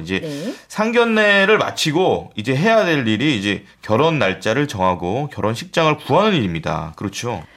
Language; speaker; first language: Korean; native; Korean